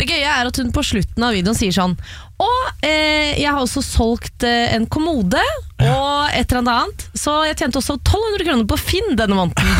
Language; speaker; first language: Norwegian; native; Norwegian